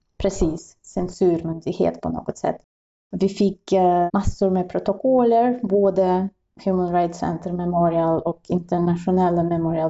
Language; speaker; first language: Swedish; non-native, fluent; Russian